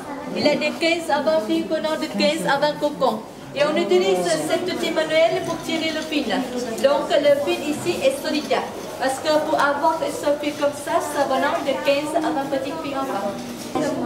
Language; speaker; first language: French; non-native, learner; Vietnamese